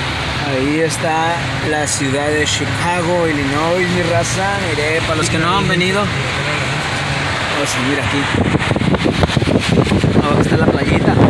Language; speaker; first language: Spanish; native; Spanish